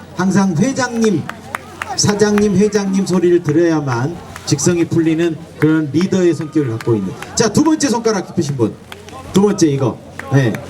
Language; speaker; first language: Korean; native; Korean